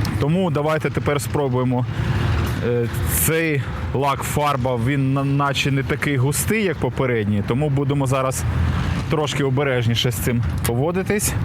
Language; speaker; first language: Ukrainian; native; Ukrainian